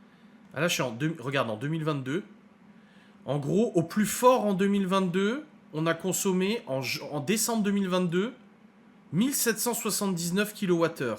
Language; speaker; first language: French; native; French